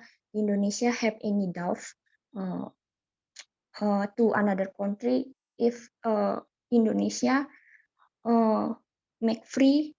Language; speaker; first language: English; non-native, learner; Indonesian